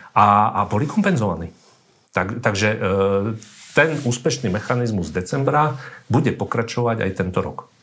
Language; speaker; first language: Slovak; native; Slovak